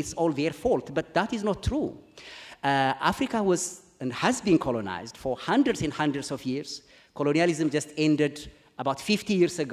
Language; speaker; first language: English; non-native, fluent; Amharic